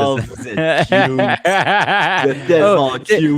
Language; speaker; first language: French; native; French